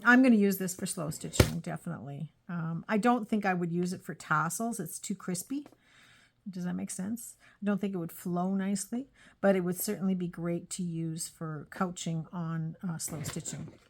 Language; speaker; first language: English; native; English